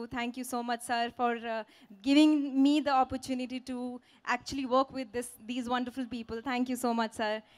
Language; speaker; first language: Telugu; non-native, learner; Hindi